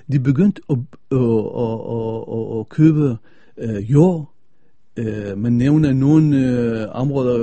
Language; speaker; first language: Danish; non-native, fluent; Arabic